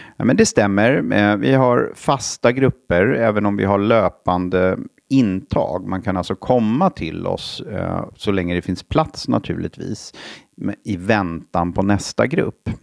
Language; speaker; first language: Swedish; native; Swedish